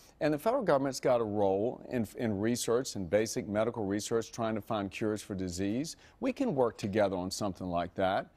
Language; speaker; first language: English; native; English